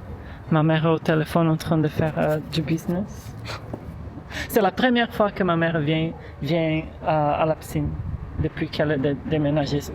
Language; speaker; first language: French; non-native, fluent; Portuguese